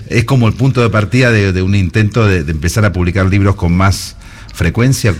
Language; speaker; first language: Spanish; native; Spanish